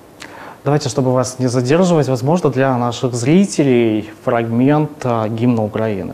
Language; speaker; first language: Russian; native; Russian